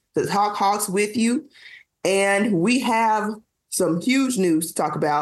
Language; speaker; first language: English; native; English